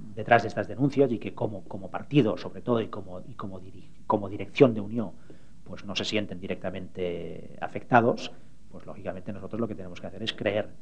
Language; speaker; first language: Spanish; non-native, local second language; Catalan